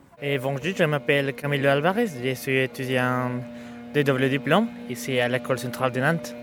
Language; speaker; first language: French; non-native, learner; Spanish